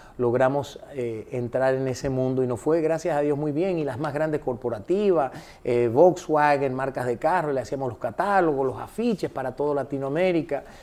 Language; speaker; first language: Spanish; early bilingual, heritage; Spanish